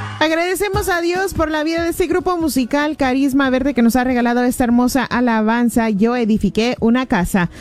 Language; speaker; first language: Spanish; early bilingual, heritage; Spanish